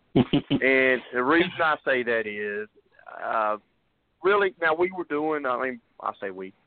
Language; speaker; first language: English; native; English